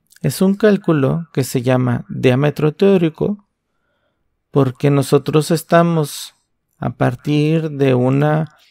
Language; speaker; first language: Spanish; native; Spanish